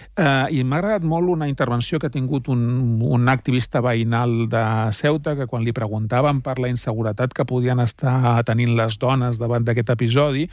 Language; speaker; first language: Catalan; native; Catalan